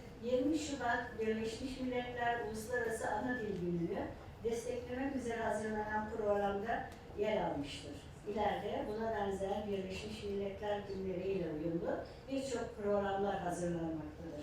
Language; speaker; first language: Turkish; native; Turkish